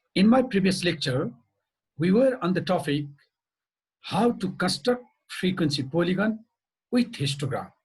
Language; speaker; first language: English; non-native, local second language; Nepali